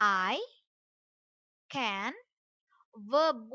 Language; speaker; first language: English; non-native, fluent; Indonesian